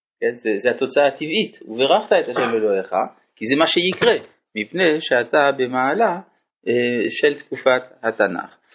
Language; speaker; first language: Hebrew; non-native, fluent; French